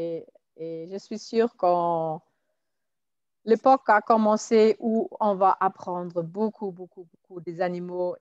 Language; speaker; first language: French; non-native, fluent; German